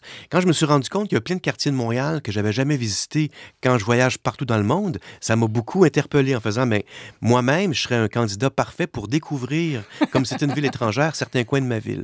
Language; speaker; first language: French; native; French